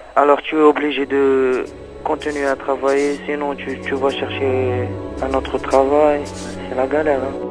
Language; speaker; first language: French; non-native, learner; Arabic